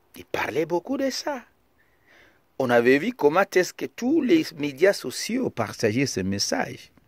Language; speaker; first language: French; non-native, local second language; Lingala